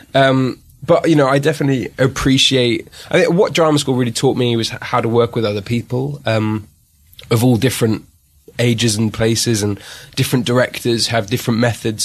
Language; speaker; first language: English; native; English